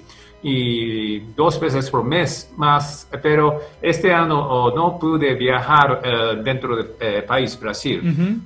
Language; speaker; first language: Spanish; non-native, fluent; Japanese